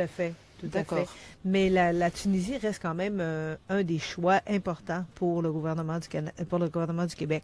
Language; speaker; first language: French; native; French